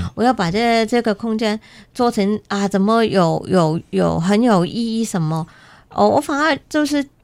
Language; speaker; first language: Chinese; non-native, local second language; Cantonese